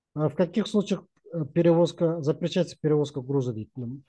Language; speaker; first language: Russian; non-native, local second language; Kazakh